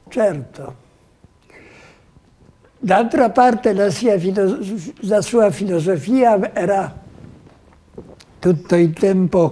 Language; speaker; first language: Italian; non-native, fluent; Polish